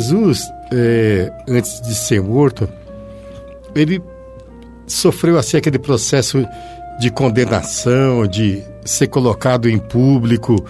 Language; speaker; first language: Portuguese; native; Portuguese